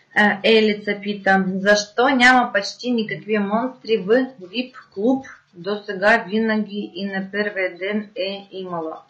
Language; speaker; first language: Bulgarian; non-native, fluent; Russian